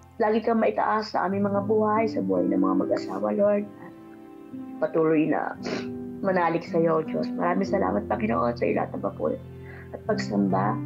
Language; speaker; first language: Filipino; native; Filipino